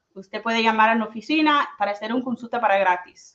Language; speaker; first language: Spanish; early bilingual, heritage; Spanish